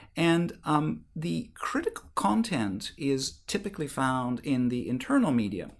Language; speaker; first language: English; non-native, fluent; Bulgarian